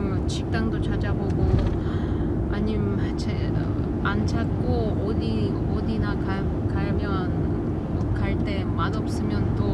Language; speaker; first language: Korean; non-native, learner; Russian